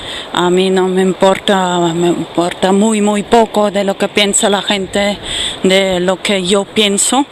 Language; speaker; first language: Spanish; non-native, fluent; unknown